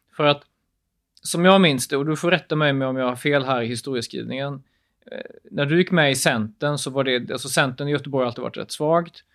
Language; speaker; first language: Swedish; early bilingual, other home language; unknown